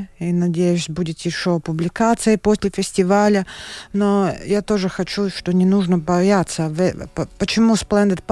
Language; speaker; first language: Russian; non-native, local second language; Latvian